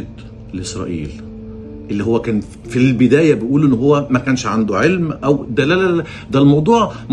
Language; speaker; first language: Arabic; native; Arabic